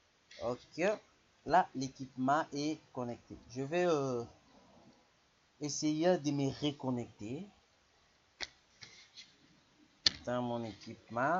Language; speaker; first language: French; non-native, local second language; Lingala